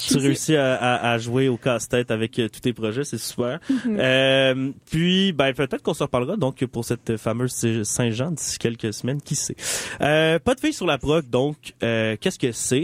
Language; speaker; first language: French; native; French